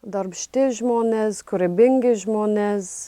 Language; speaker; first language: Lithuanian; non-native, fluent; English